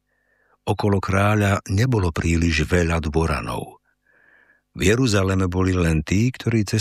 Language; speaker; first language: Slovak; native; Slovak